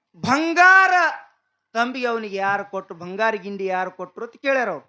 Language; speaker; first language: Kannada; non-native, local second language; Lambadi